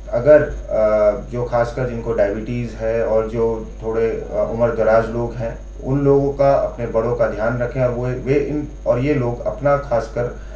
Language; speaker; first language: Hindi; native; Hindi